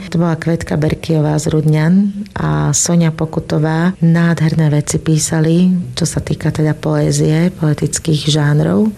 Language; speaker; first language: Slovak; native; Slovak